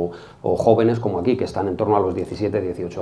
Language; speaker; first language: Spanish; native; Spanish